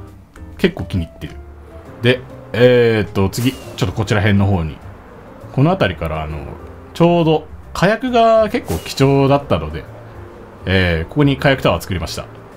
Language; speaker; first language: Japanese; native; Japanese